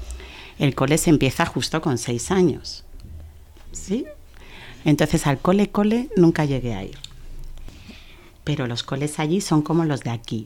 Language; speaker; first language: Spanish; early bilingual, other home language; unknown